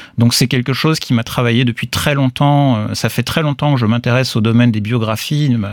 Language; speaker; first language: French; native; French